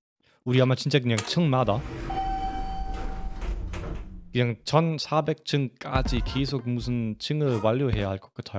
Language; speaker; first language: Korean; non-native, fluent; German